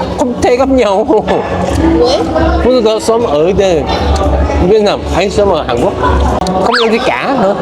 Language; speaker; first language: Vietnamese; non-native, learner; Korean